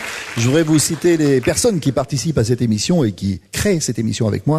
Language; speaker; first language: French; native; French